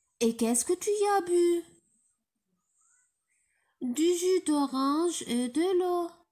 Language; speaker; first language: French; non-native, local second language; Arabic